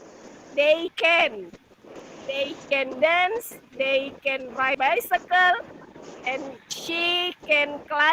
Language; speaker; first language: English; non-native, learner; Indonesian